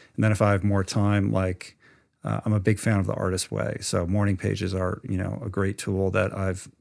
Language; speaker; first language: English; native; English